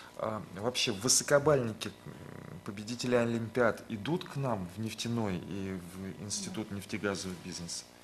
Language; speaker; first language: Russian; native; Russian